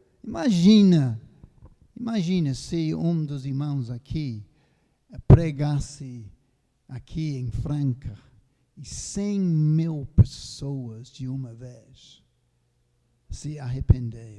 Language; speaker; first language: Portuguese; non-native, fluent; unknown